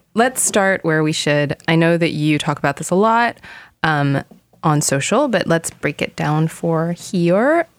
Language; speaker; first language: English; non-native, fluent; Korean